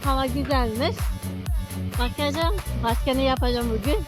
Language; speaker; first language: Turkish; non-native, learner; Arabic